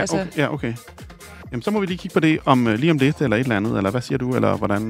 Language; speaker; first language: Danish; native; Danish